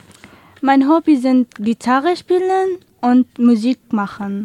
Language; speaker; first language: German; non-native, learner; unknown